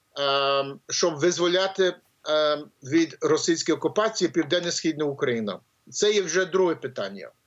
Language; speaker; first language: Ukrainian; early bilingual, heritage; English